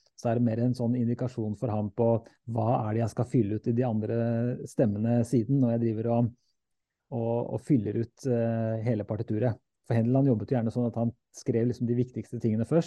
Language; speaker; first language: Norwegian; native; Norwegian